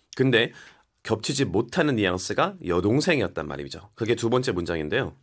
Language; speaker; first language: Korean; early bilingual, heritage; Korean